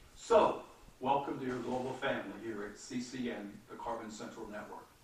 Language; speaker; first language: English; native; English